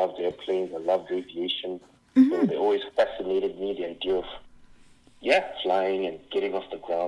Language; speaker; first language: English; non-native, local second language; Shona